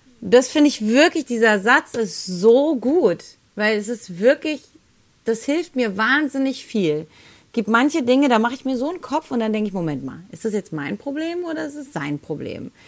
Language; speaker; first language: German; early bilingual, other home language; Spanish